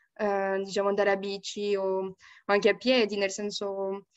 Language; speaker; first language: Italian; non-native, fluent; French